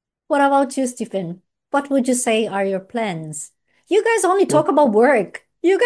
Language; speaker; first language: English; non-native, fluent; Portuguese